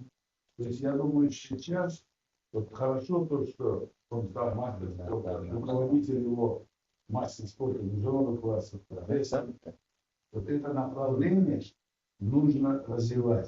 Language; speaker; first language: Russian; non-native, local second language; Uzbek